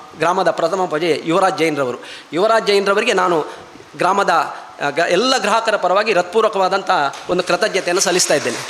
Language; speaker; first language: Kannada; non-native, local second language; Tulu